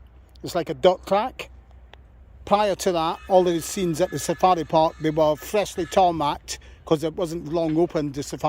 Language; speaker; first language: English; native; English